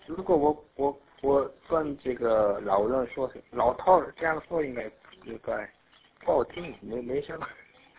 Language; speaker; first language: Chinese; non-native, learner; Korean